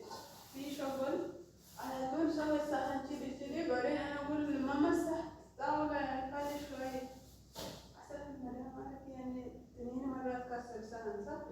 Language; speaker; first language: Arabic; non-native, learner; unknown